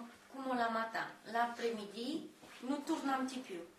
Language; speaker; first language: French; non-native, learner; Romanian